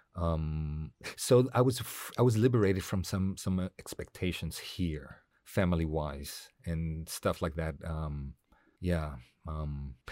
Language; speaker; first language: English; non-native, fluent; Spanish